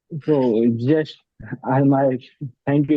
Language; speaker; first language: English; non-native, learner; Hindi